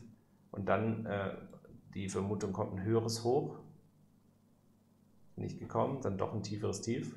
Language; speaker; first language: German; native; German